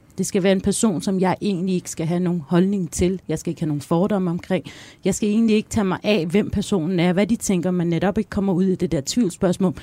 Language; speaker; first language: Danish; early bilingual, other home language; Persian